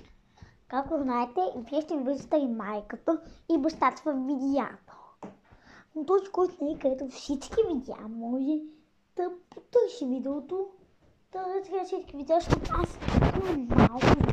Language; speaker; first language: Bulgarian; native; Bulgarian